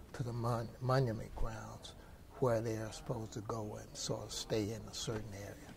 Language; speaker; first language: English; native; English